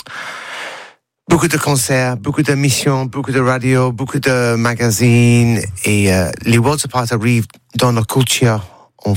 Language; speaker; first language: French; non-native, learner; English